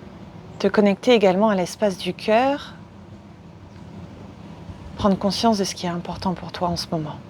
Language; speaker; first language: French; native; French